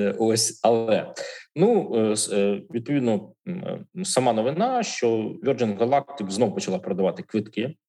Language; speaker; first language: Ukrainian; native; Ukrainian